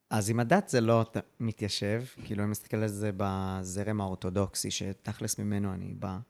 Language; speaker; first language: Hebrew; early bilingual, other home language; English